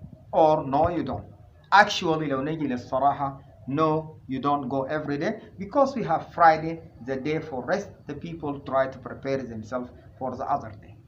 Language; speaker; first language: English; non-native, fluent; Arabic